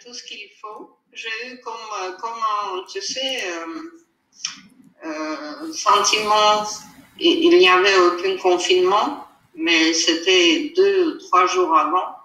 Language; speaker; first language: French; non-native, fluent; Armenian